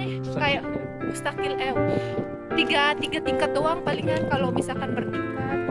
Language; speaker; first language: Indonesian; native; Indonesian